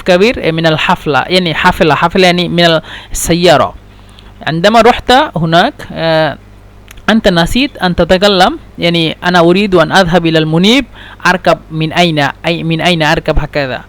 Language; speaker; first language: Arabic; non-native, fluent; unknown